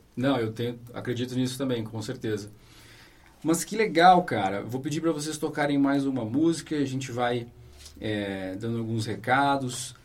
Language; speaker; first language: Portuguese; native; Portuguese